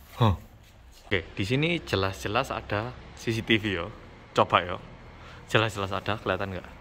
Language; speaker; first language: Indonesian; non-native, fluent; Korean